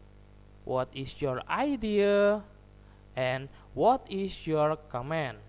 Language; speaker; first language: English; non-native, learner; Indonesian